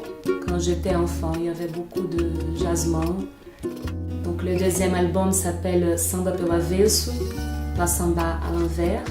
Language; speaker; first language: French; non-native, fluent; Portuguese